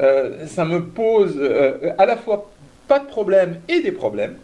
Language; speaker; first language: French; native; French